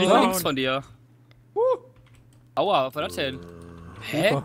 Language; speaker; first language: German; native; German